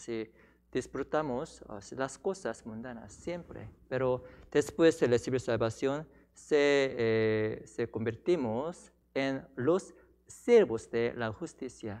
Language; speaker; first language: Spanish; non-native, learner; Korean